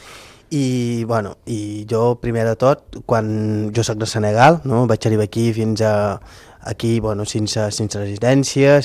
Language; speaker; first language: Catalan; non-native, fluent; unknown